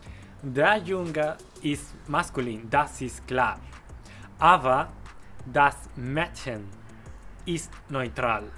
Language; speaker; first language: German; non-native, fluent; Spanish